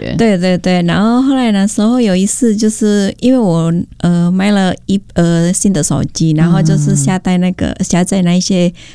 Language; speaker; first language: Chinese; non-native, fluent; Indonesian